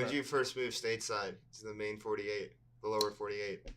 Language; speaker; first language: English; native; English